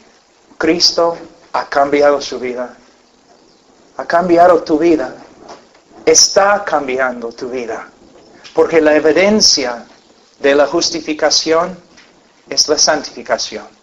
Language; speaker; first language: Spanish; non-native, fluent; English